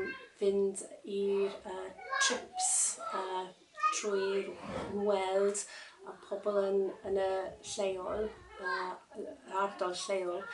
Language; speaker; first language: Welsh; non-native, learner; English